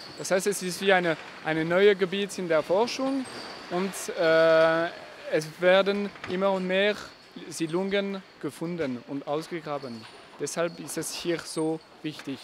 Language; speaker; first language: German; non-native, fluent; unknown